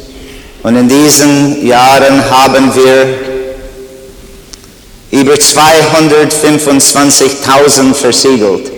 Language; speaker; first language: German; non-native, learner; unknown